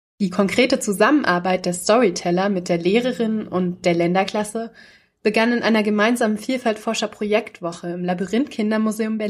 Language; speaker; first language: German; native; German